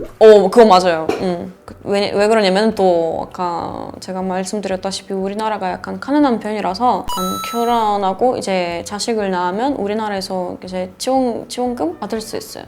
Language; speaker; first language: Korean; non-native, fluent; Russian